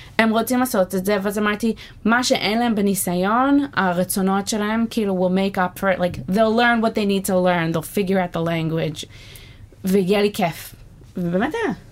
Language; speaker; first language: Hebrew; non-native, fluent; English